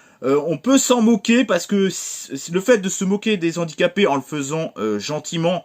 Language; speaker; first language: French; native; French